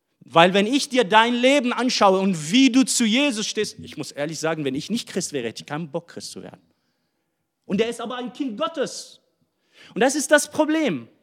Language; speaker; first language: German; non-native, fluent; Arabic